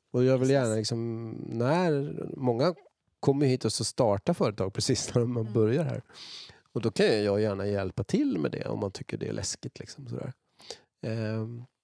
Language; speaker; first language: Swedish; native; Swedish